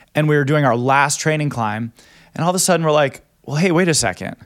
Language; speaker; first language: English; native; English